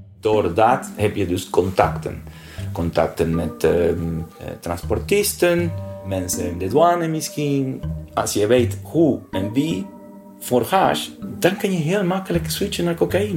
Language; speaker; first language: Dutch; non-native, learner; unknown